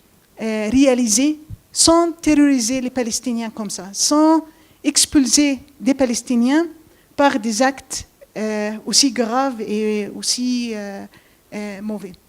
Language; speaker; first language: French; non-native, fluent; Arabic